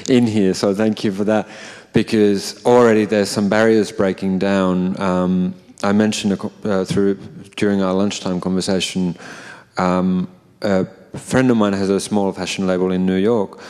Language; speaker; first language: English; non-native, fluent; Finnish